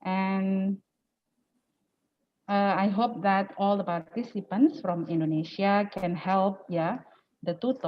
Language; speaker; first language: English; non-native, fluent; Indonesian